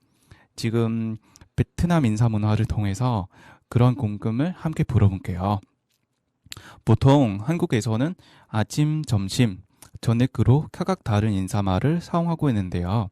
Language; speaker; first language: Korean; non-native, fluent; Vietnamese